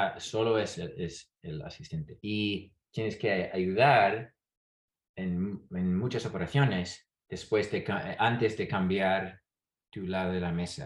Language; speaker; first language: Spanish; non-native, fluent; English